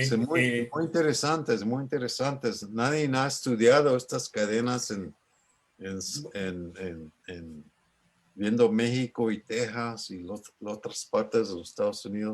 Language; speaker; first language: Spanish; early bilingual, other home language; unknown